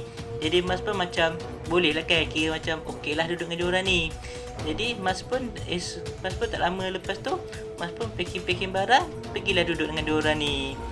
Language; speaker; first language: Malay; native; Malay